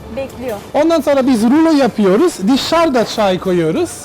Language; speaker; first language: Turkish; non-native, learner; Italian